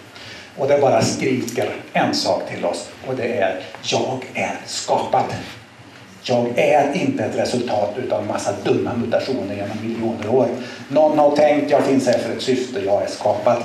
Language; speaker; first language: Swedish; native; Swedish